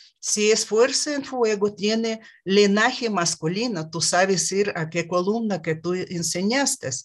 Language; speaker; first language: Spanish; non-native, learner; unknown